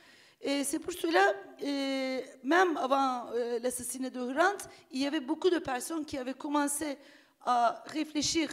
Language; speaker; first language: French; non-native, fluent; Turkish